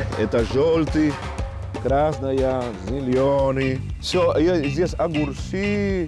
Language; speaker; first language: Russian; non-native, learner; Spanish